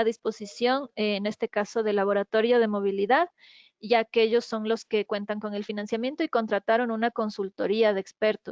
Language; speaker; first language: Spanish; native; Spanish